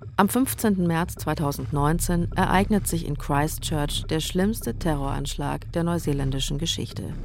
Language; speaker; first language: German; native; German